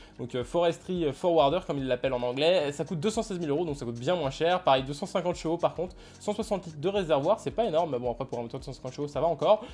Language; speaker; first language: French; native; French